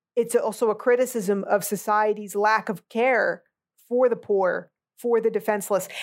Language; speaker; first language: English; native; English